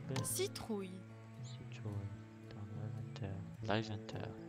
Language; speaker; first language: French; non-native, learner; English